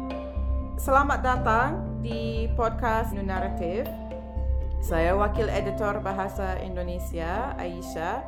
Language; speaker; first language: Indonesian; non-native, fluent; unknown